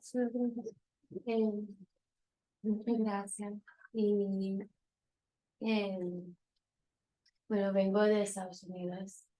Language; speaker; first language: Spanish; early bilingual, heritage; Spanish